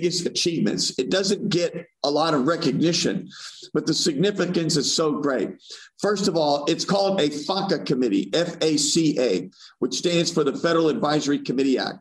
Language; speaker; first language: English; native; English